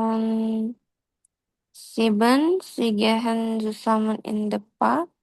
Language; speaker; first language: German; non-native, learner; Indonesian